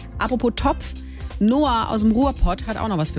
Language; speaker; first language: German; native; German